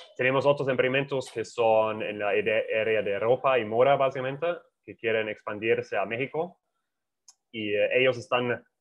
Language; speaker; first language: Spanish; non-native, fluent; German